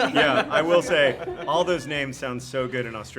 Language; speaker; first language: English; native; English